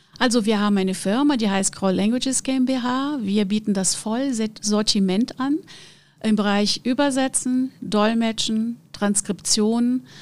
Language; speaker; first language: German; non-native, fluent; Portuguese